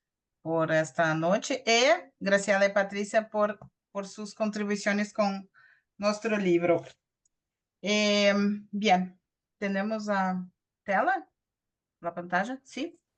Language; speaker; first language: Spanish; non-native, learner; Portuguese